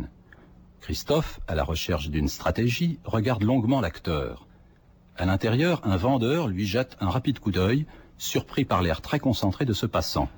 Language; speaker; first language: French; native; French